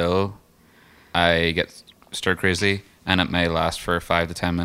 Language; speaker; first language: English; native; English